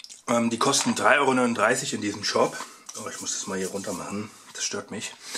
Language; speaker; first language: German; native; German